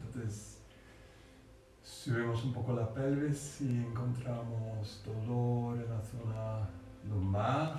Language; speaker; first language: Spanish; non-native, fluent; English